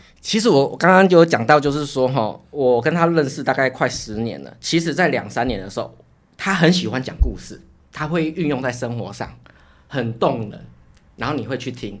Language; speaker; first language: Chinese; native; Chinese